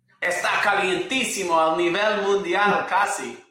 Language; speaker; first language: Spanish; non-native, fluent; English